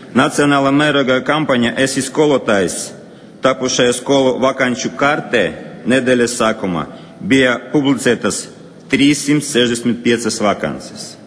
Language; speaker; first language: Latvian; non-native, local second language; Russian